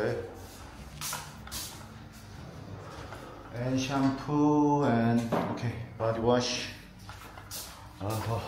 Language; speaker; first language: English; non-native, learner; Korean